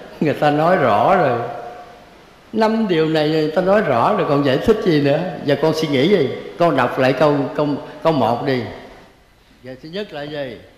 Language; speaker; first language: Vietnamese; native; Vietnamese